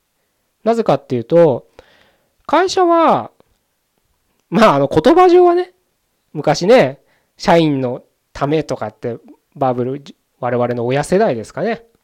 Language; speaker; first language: Japanese; native; Japanese